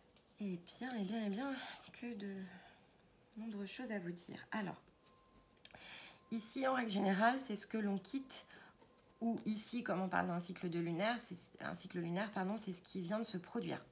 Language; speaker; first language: French; native; French